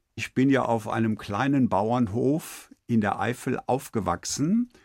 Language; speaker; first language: German; native; German